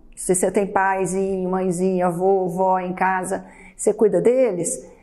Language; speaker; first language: Portuguese; native; Portuguese